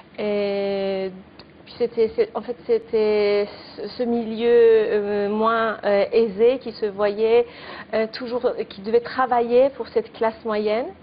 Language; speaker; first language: French; non-native, fluent; Persian